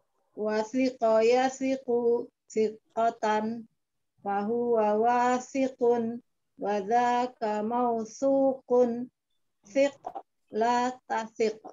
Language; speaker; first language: Arabic; non-native, learner; Indonesian